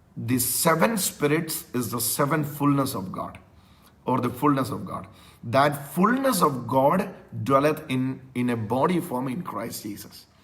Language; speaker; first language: English; non-native, local second language; Malayalam